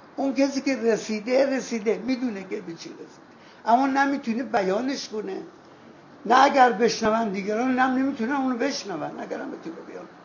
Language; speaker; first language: Persian; native; Persian